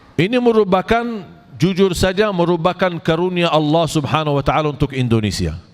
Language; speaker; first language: Malay; non-native, fluent; Arabic